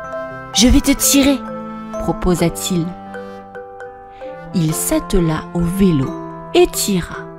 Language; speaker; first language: French; native; French